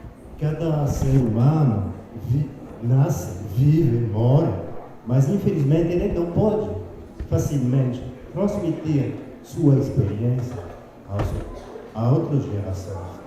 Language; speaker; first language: Portuguese; non-native, fluent; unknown